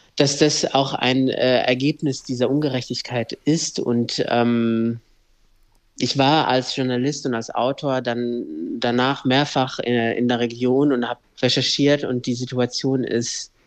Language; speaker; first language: German; early bilingual, other home language; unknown